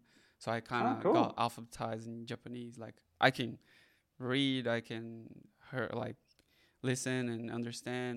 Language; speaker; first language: English; non-native, fluent; Portuguese